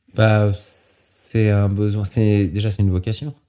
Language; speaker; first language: French; native; French